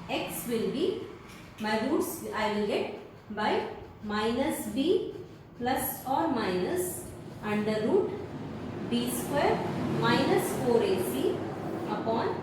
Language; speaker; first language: English; non-native, local second language; Hindi